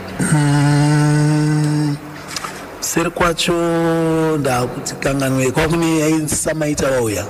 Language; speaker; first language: Shona; early bilingual, other home language; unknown